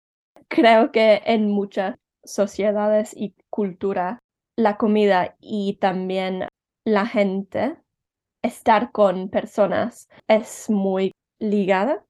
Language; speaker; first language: Spanish; early bilingual, heritage; Spanish